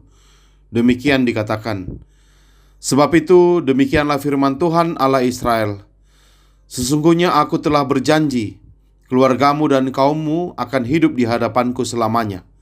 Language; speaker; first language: Indonesian; native; Indonesian